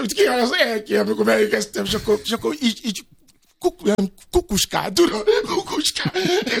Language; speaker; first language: Hungarian; non-native, fluent; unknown